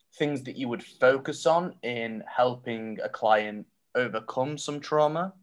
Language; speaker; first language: English; native; English